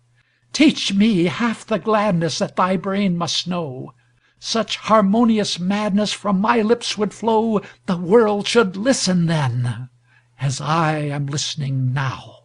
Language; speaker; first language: English; native; English